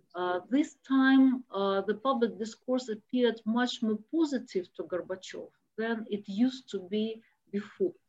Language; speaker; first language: English; non-native, fluent; Russian